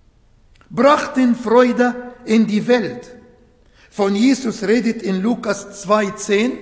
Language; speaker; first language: German; non-native, fluent; Arabic